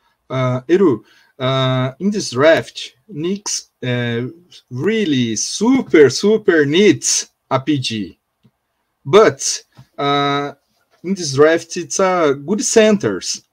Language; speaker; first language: English; non-native, learner; Portuguese